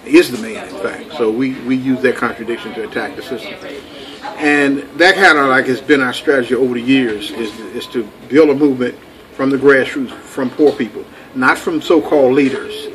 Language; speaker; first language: English; native; English